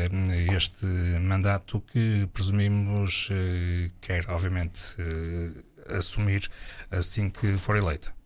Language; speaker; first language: Portuguese; native; Portuguese